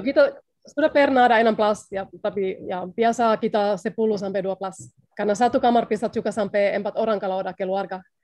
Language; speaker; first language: Indonesian; non-native, learner; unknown